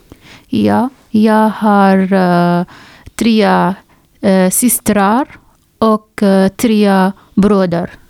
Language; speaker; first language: Swedish; non-native, learner; Arabic